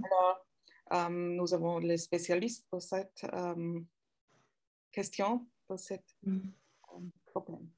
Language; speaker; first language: French; non-native, fluent; German